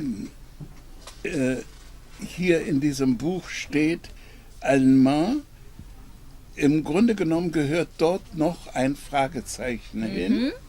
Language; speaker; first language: German; non-native, fluent; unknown